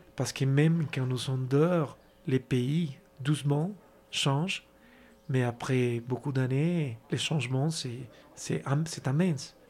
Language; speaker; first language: French; non-native, fluent; Spanish